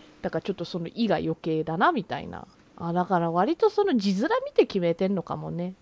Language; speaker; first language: Japanese; early bilingual, heritage; Japanese